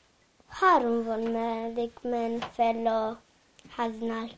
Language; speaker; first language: Hungarian; early bilingual, heritage; Hungarian